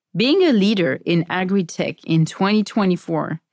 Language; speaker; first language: English; non-native, fluent; French